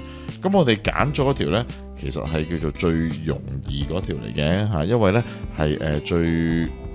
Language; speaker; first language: Cantonese; native; Cantonese